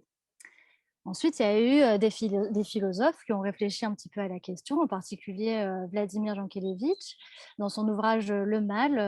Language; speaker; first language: French; native; French